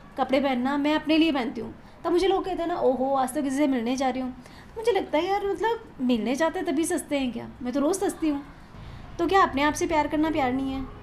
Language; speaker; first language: Hindi; native; Hindi